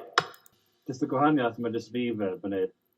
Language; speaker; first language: Welsh; native; Welsh